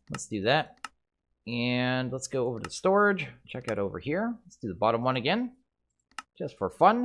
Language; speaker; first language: English; native; English